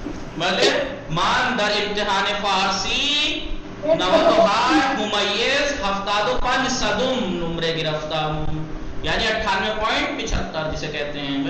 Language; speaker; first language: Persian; non-native, fluent; Urdu